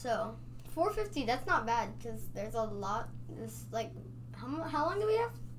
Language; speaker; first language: English; native; English